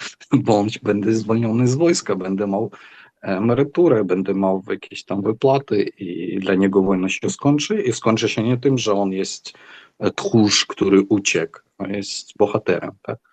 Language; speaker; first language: Polish; non-native, fluent; Ukrainian